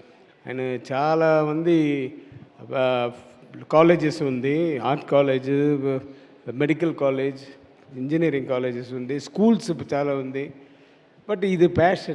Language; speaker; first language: Telugu; non-native, learner; Tamil